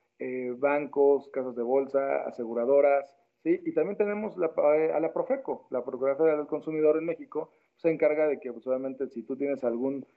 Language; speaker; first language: Spanish; native; Spanish